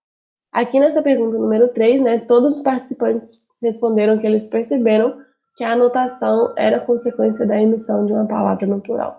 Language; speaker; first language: Portuguese; native; Portuguese